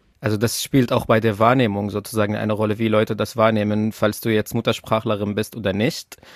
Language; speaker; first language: German; non-native, fluent; Arabic